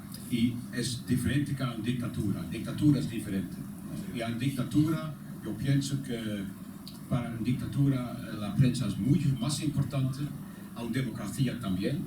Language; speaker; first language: Spanish; non-native, learner; Dutch